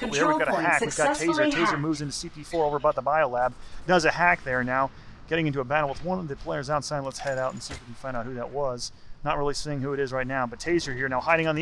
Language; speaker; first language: English; native; English